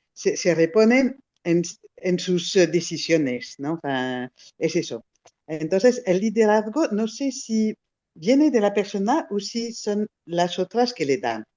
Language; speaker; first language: Spanish; non-native, fluent; French